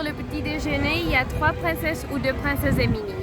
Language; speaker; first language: French; non-native, fluent; English